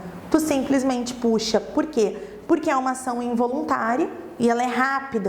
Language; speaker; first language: Portuguese; native; Portuguese